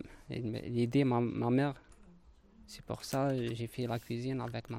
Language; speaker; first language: French; non-native, learner; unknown